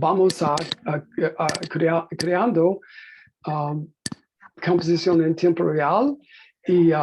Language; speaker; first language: Spanish; non-native, learner; English